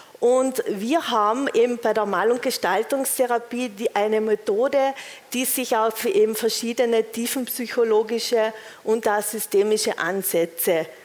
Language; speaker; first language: German; native; German